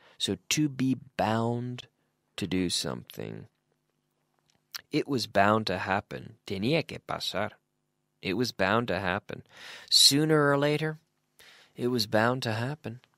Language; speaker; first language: English; native; English